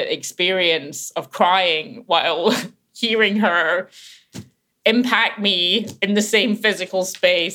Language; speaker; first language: English; native; English